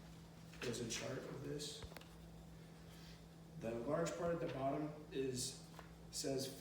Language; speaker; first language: English; native; English